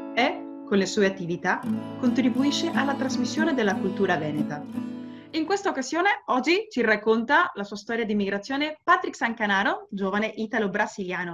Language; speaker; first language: Italian; non-native, fluent; Spanish